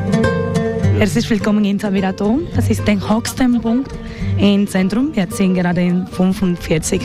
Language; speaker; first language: German; non-native, learner; Spanish